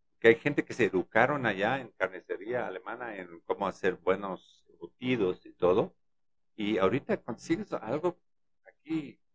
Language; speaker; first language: Spanish; non-native, fluent; German